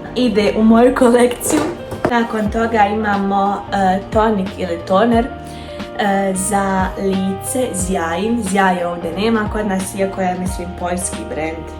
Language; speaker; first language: Bosnian; early bilingual, heritage; Bosnian